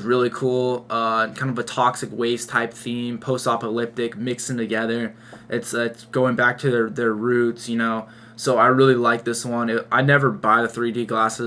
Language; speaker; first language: English; native; English